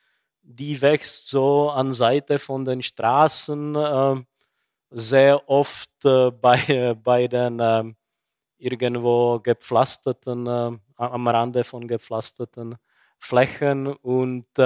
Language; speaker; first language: German; non-native, fluent; Czech